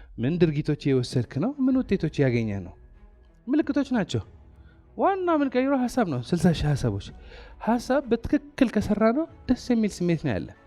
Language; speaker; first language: Amharic; non-native, local second language; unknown